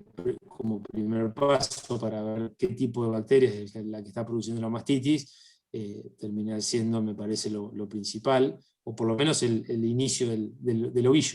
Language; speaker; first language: Spanish; native; Spanish